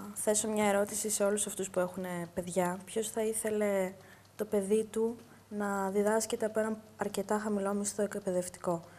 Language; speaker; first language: Greek; native; Greek